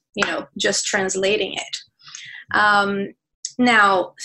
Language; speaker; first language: English; non-native, fluent; Portuguese